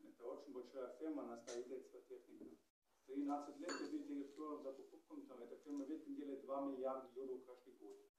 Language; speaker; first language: Russian; non-native, learner; German